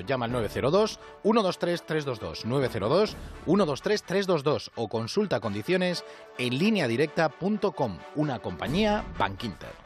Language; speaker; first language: Spanish; native; Spanish